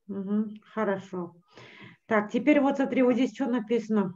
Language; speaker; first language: Russian; native; Russian